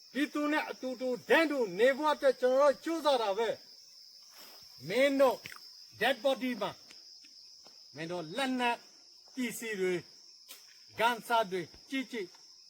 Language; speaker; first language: Burmese; non-native, local second language; Rohingya